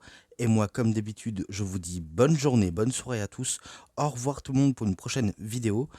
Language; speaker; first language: French; native; French